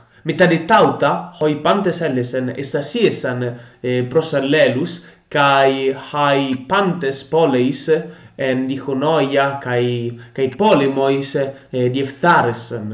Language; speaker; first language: Greek; non-native, learner; Italian